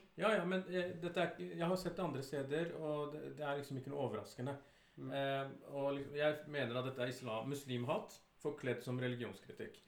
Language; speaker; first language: Norwegian; early bilingual, other home language; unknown